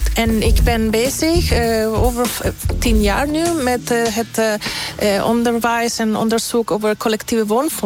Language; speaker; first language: Dutch; non-native, fluent; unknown